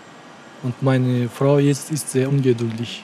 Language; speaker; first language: German; non-native, fluent; Uzbek